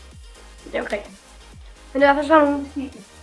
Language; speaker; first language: Danish; early bilingual, other home language; German